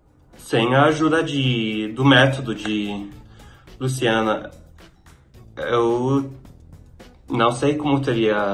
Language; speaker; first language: Portuguese; non-native, fluent; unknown